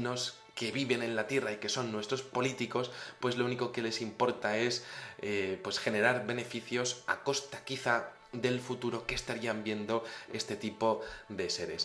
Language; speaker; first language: Spanish; native; Spanish